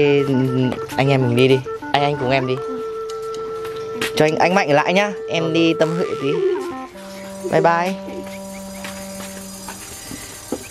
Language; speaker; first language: Vietnamese; native; Vietnamese